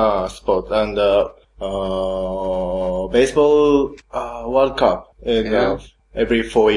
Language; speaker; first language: English; non-native, learner; Japanese